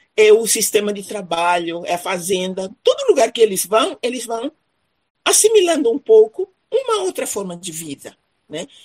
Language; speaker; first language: Portuguese; non-native, fluent; Spanish